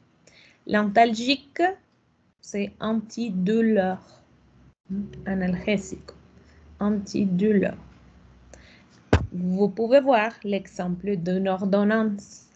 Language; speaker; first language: French; non-native, fluent; Spanish